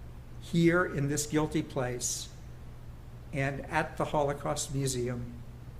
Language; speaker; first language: English; native; English